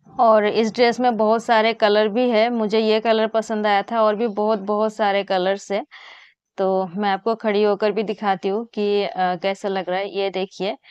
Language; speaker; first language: Hindi; non-native, local second language; Bangla